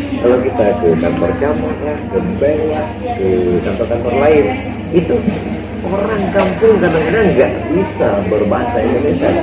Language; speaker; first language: Indonesian; non-native, local second language; Achinese